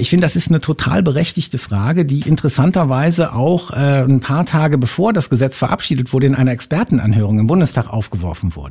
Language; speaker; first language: German; native; German